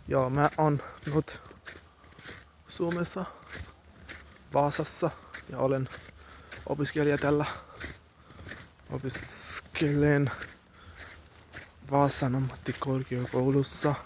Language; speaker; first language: Finnish; non-native, learner; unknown